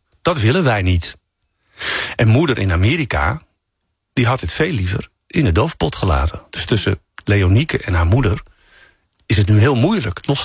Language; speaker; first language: Dutch; native; Dutch